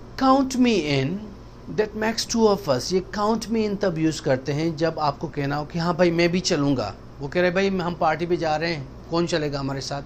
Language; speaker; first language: Urdu; non-native, local second language; Baluchi